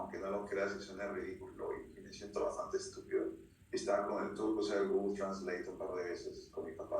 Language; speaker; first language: Spanish; early bilingual, heritage; Spanish